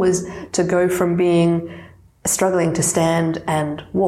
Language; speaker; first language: English; non-native, local second language; Serbian